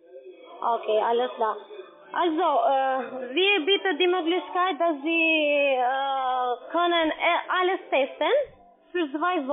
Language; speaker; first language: German; non-native, learner; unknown